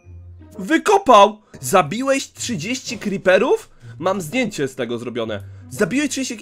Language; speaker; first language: Polish; native; Polish